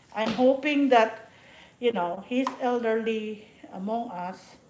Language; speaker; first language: English; non-native, local second language; Filipino